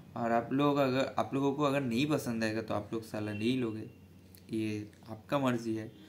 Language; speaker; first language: Hindi; non-native, local second language; Bangla